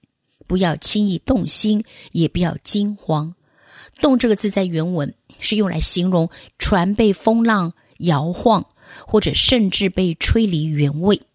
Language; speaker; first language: Chinese; native; Chinese